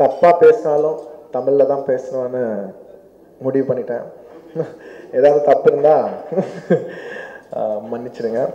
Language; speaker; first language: Tamil; non-native, local second language; Telugu